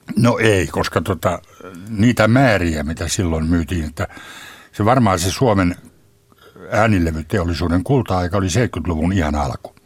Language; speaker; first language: Finnish; native; Finnish